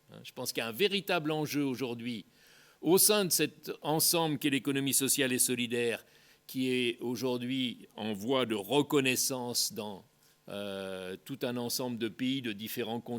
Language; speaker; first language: French; native; French